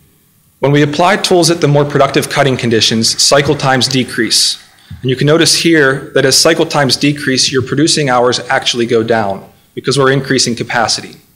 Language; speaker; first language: English; native; English